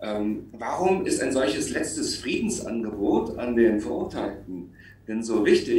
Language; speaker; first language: German; native; German